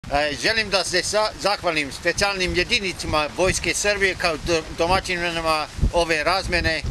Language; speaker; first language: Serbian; non-native, learner; English